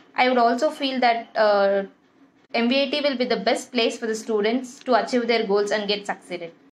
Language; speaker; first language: English; non-native, local second language; Telugu